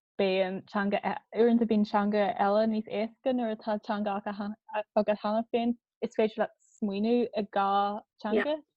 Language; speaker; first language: Irish; non-native, local second language; English